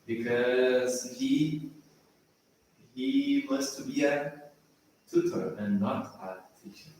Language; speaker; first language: English; non-native, learner; Portuguese